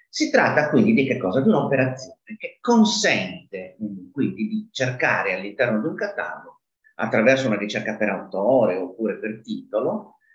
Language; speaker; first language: Italian; native; Italian